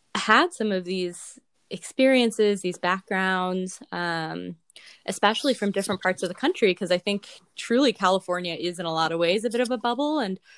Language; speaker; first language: English; native; English